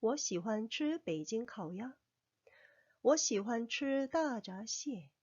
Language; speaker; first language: Chinese; non-native, fluent; Korean